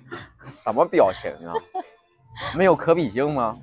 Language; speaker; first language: Chinese; native; Chinese